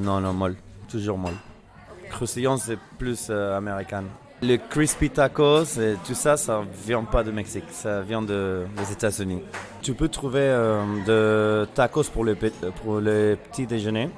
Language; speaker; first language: French; non-native, fluent; Spanish